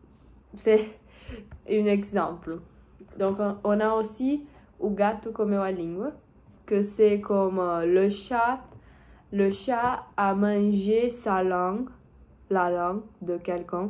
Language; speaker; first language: French; non-native, learner; Portuguese